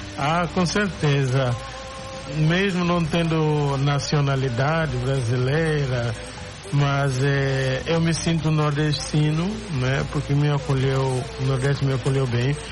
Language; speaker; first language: Portuguese; non-native, local second language; Upper Guinea Crioulo